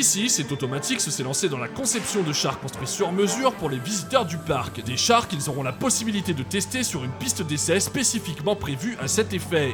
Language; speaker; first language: French; native; French